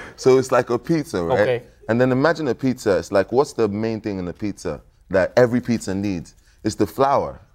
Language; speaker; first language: English; non-native, local second language; Yoruba